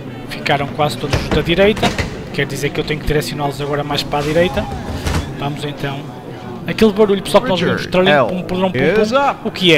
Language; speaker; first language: Portuguese; native; Portuguese